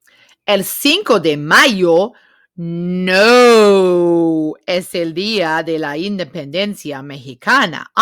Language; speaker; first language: Spanish; non-native, fluent; English